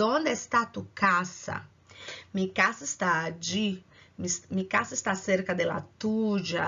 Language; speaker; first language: Spanish; non-native, fluent; Portuguese